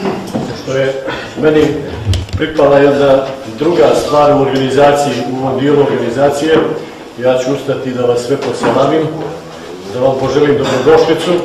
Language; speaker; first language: Bosnian; native; Bosnian